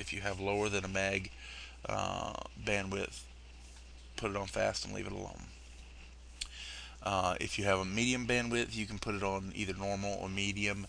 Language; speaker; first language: English; native; English